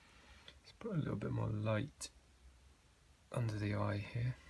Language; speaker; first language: English; native; English